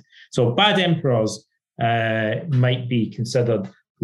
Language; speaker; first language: English; native; English